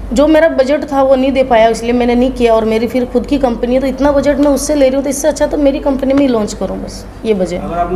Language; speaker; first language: Hindi; native; Hindi